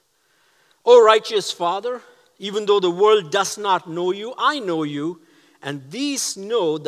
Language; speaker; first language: English; non-native, local second language; Tamil